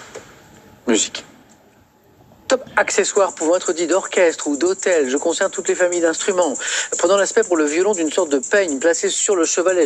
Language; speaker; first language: French; native; French